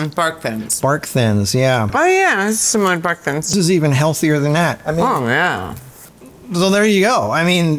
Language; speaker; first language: English; native; English